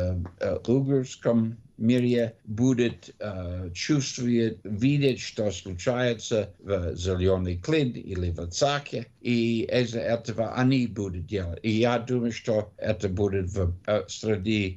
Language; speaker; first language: Russian; non-native, learner; English